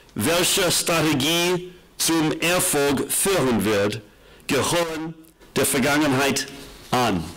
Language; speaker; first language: German; non-native, learner; English